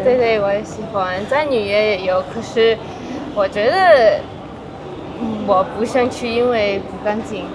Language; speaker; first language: Chinese; non-native, learner; English